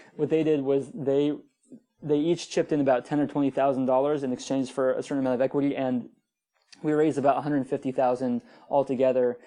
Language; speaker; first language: English; native; English